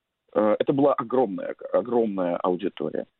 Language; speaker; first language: Russian; native; Russian